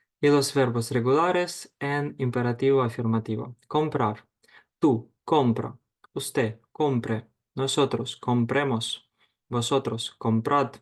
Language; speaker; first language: Spanish; non-native, fluent; Ukrainian